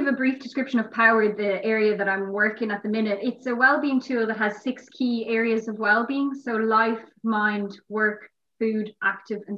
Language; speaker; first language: English; native; English